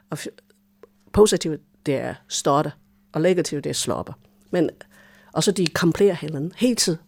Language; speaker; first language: Danish; non-native, fluent; Chinese